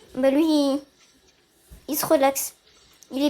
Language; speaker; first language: French; native; French